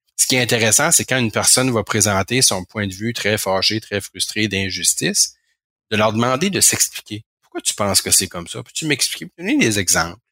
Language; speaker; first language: French; native; French